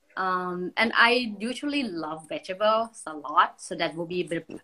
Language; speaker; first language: English; non-native, fluent; Thai